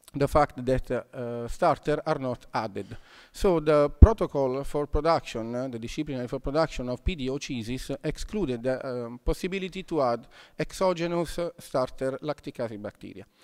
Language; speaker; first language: English; non-native, fluent; Italian